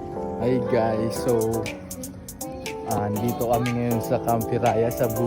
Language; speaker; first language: Filipino; native; Filipino